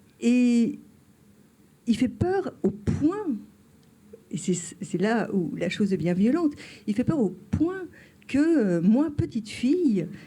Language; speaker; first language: French; early bilingual, other home language; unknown